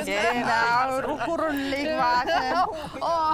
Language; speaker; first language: German; non-native, learner; Sinhala